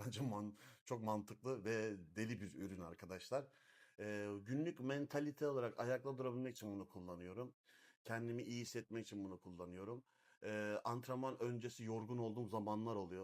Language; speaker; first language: Turkish; native; Turkish